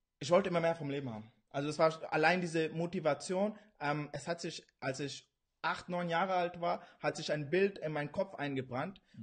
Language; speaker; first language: German; early bilingual, other home language; Urdu